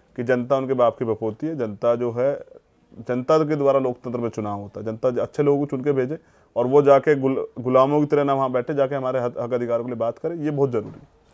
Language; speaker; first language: Hindi; native; Hindi